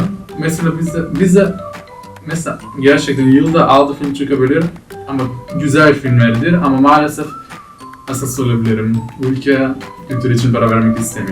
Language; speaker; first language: Turkish; non-native, fluent; Macedonian